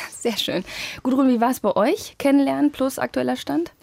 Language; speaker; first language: German; native; German